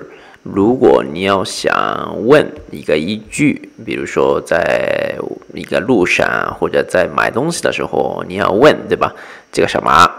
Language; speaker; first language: Chinese; non-native, fluent; Japanese